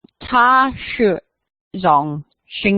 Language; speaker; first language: Chinese; non-native, learner; English